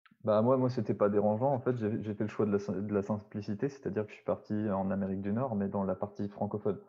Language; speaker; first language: French; native; French